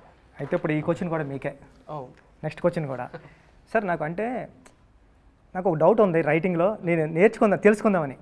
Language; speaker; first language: Telugu; native; Telugu